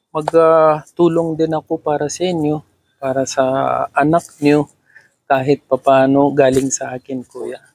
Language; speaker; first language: Filipino; non-native, learner; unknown